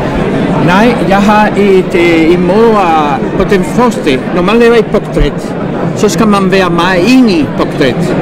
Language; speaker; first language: Danish; non-native, fluent; Spanish